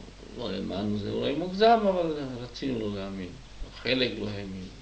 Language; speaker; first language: Hebrew; non-native, fluent; Czech